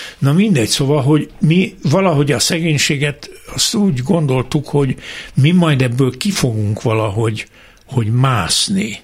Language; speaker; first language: Hungarian; native; Hungarian